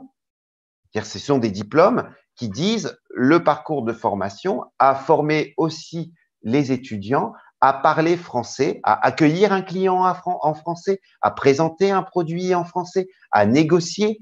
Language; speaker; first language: French; native; French